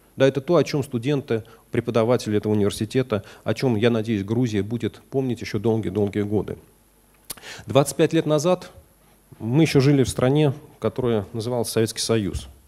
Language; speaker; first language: Russian; native; Russian